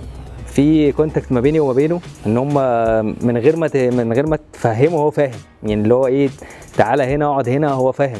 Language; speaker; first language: Arabic; native; Arabic